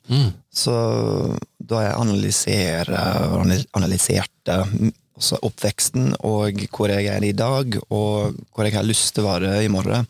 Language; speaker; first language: Norwegian; non-native, fluent; English